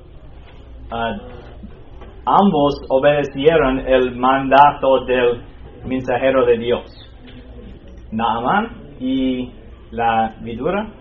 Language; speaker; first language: Spanish; non-native, fluent; English